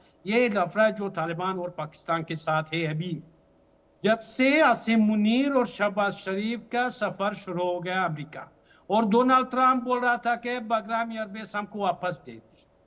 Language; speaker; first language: Hindi; non-native, fluent; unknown